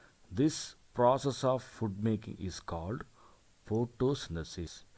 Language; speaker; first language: English; non-native, local second language; Tamil